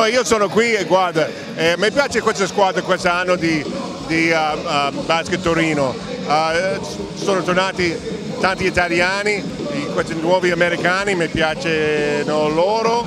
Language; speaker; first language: Italian; non-native, fluent; English